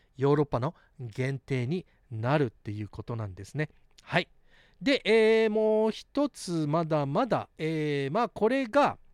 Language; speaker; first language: Japanese; early bilingual, heritage; Japanese